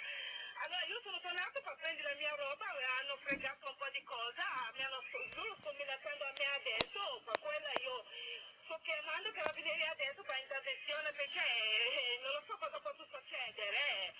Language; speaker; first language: Italian; non-native, learner; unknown